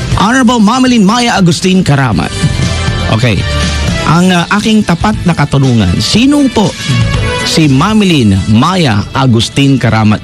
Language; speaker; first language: Filipino; non-native, local second language; Pangasinan